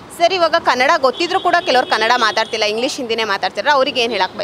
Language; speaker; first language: Kannada; native; Kannada